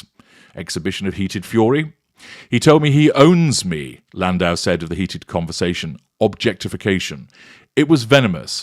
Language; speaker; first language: English; native; English